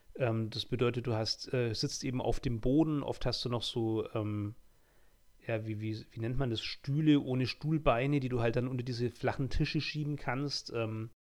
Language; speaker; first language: German; native; German